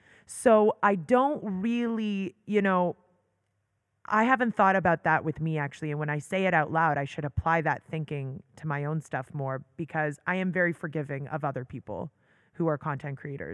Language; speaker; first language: English; early bilingual, other home language; Hebrew